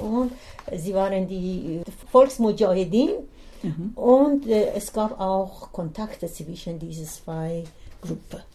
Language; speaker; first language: German; non-native, learner; Persian